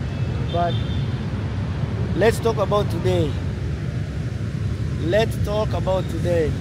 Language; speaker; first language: English; non-native, fluent; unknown